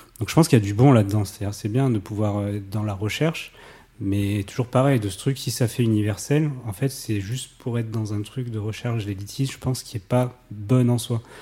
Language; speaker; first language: French; native; French